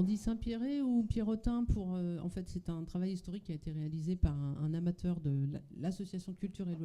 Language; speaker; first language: French; native; French